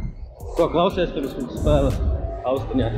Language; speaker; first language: Latvian; non-native, local second language; Russian